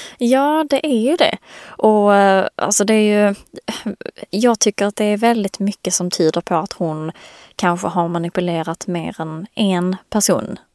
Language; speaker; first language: Swedish; native; Swedish